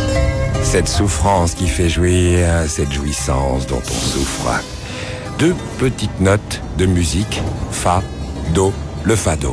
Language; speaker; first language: French; native; French